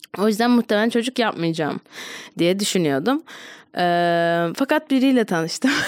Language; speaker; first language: Turkish; native; Turkish